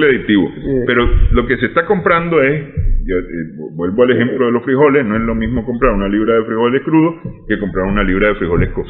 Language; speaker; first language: Spanish; native; Spanish